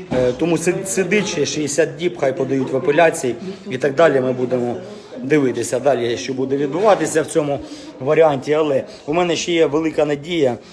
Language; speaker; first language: Ukrainian; native; Ukrainian